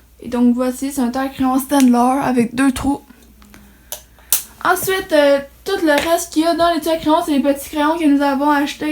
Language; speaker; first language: French; native; French